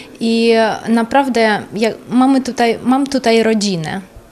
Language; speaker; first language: Polish; non-native, learner; German